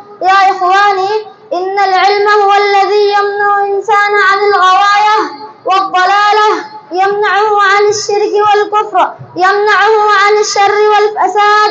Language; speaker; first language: Arabic; non-native, learner; Urdu